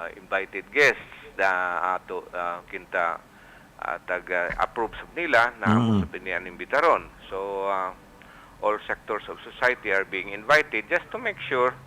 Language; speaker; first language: Cebuano; native; Cebuano